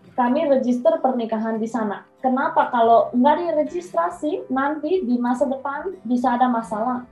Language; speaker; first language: Indonesian; non-native, fluent; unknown